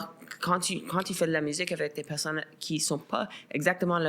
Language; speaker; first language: French; non-native, local second language; English